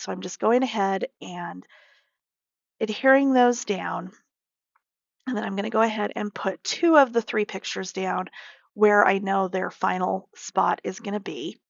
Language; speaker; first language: English; native; English